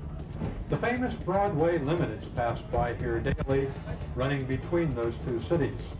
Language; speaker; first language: English; native; English